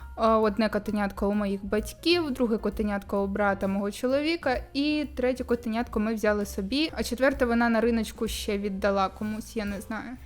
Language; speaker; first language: Ukrainian; non-native, local second language; Russian